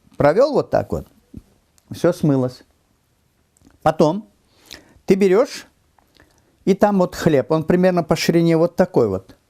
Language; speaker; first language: Russian; non-native, local second language; Turkmen